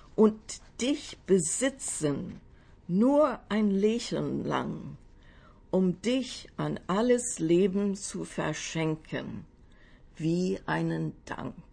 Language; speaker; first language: German; non-native, fluent; English